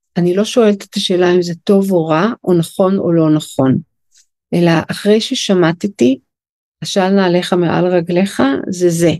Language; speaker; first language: Hebrew; native; Hebrew